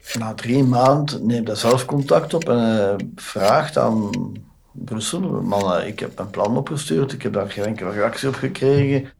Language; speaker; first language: Dutch; native; Dutch